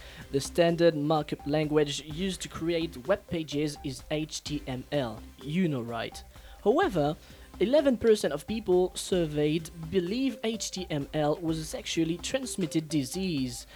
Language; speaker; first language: English; non-native, fluent; French